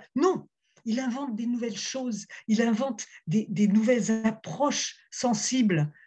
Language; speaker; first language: French; native; French